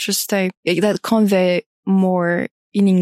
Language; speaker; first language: English; non-native, fluent; French